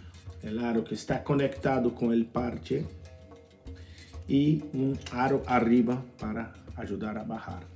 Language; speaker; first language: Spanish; non-native, learner; Portuguese